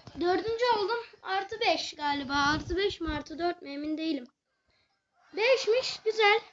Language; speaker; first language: Turkish; native; Turkish